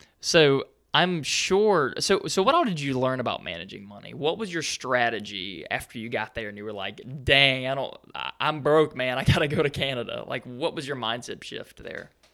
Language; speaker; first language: English; native; English